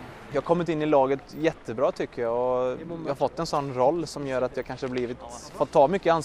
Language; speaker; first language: Swedish; native; Swedish